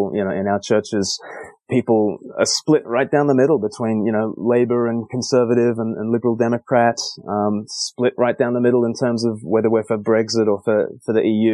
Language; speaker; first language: English; native; English